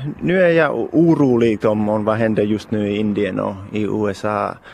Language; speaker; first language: Swedish; non-native, local second language; Finnish